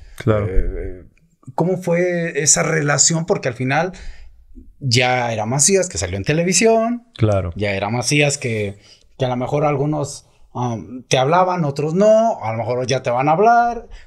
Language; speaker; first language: Spanish; native; Spanish